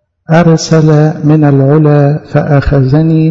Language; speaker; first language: Arabic; native; Arabic